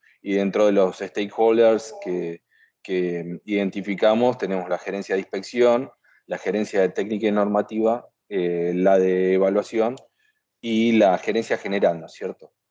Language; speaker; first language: Spanish; native; Spanish